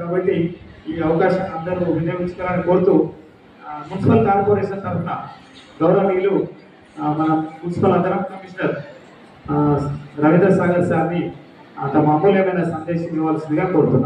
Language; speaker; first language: Telugu; native; Telugu